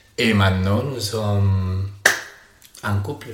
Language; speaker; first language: French; non-native, learner; Spanish